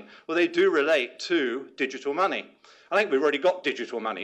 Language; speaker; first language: English; native; English